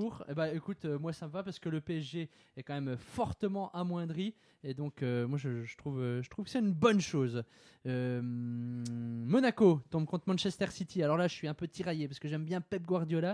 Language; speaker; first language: French; native; French